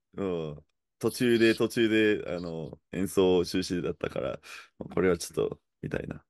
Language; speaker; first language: Japanese; non-native, fluent; English